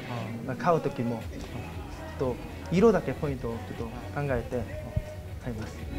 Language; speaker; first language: Japanese; non-native, fluent; Korean